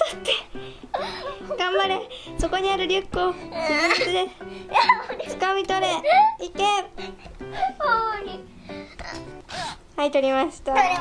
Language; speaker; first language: Japanese; native; Japanese